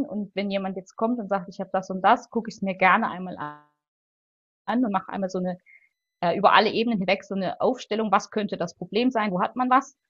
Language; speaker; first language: German; native; German